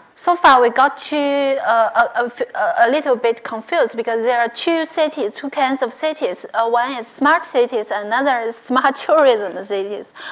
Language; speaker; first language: English; non-native, learner; Chinese